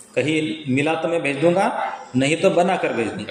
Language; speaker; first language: Hindi; non-native, local second language; Marathi